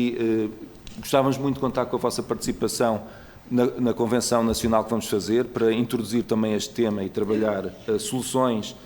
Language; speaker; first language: Portuguese; native; Portuguese